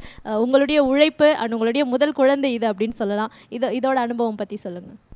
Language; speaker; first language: Tamil; native; Tamil